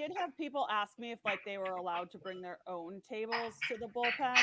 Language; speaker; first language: English; native; English